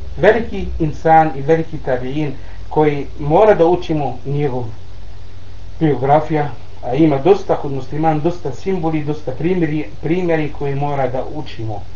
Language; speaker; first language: Bosnian; non-native, learner; Arabic